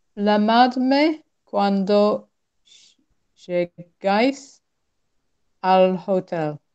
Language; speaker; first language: Spanish; non-native, learner; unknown